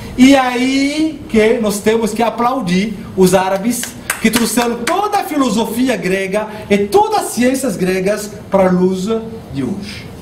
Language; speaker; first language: Portuguese; non-native, fluent; Arabic